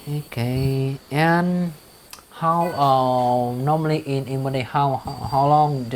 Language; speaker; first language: English; non-native, fluent; Vietnamese